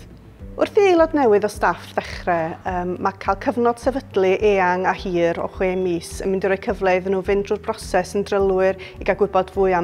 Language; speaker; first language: Welsh; native; Welsh